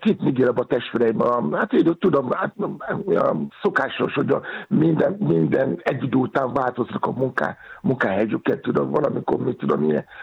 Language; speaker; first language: Hungarian; non-native, learner; Yoruba